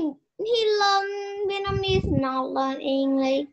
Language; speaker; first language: English; non-native, learner; Vietnamese